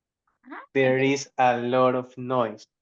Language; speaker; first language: English; non-native, learner; Spanish